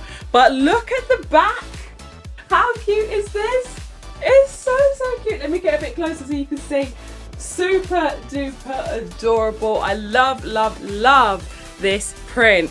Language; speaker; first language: English; native; English